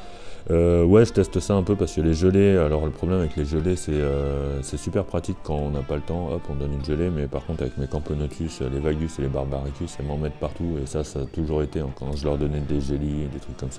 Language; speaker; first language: French; native; French